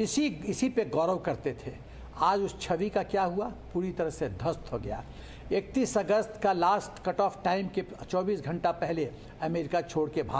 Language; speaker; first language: Hindi; native; Hindi